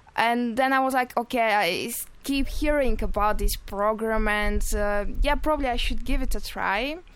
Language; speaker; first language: English; non-native, fluent; Bulgarian